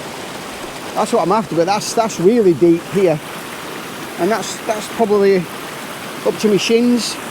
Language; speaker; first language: English; native; English